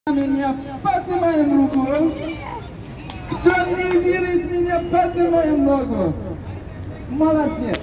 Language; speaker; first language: Russian; non-native, learner; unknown